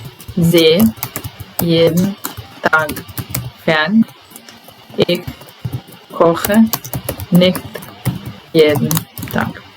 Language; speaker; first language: German; non-native, fluent; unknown